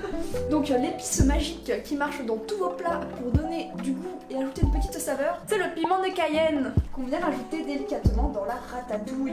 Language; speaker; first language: French; native; French